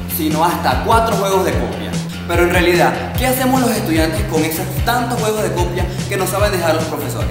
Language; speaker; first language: Spanish; native; Spanish